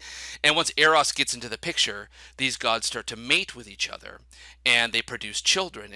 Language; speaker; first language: English; native; English